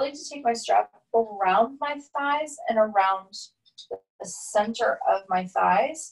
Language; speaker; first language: English; native; English